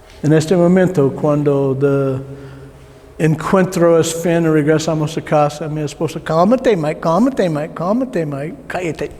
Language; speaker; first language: Spanish; non-native, learner; English